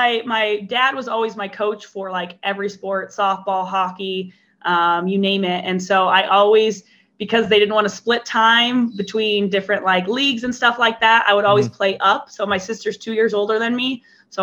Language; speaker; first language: English; native; English